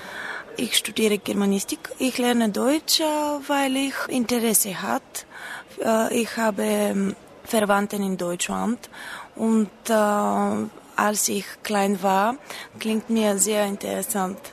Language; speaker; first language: German; non-native, learner; Bulgarian